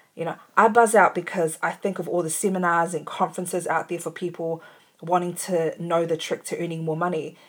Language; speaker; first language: English; native; English